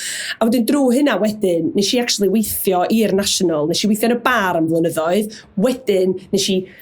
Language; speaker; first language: Welsh; native; Welsh